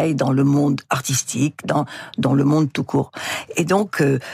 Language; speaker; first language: French; native; French